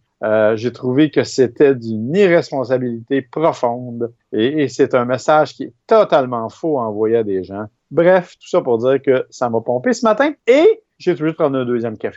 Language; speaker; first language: French; native; French